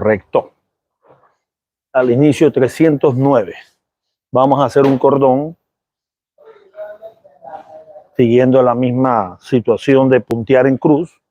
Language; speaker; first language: Spanish; native; Spanish